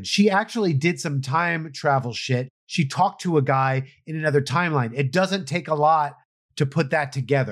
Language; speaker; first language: English; native; English